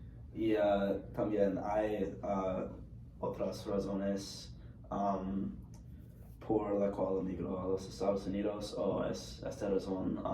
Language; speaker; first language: Spanish; non-native, learner; English